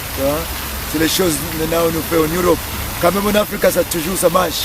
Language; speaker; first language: French; non-native, learner; English